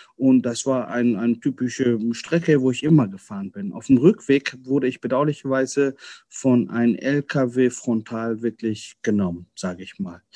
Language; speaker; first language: German; early bilingual, other home language; Arabic